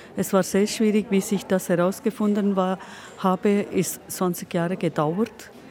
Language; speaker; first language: German; non-native, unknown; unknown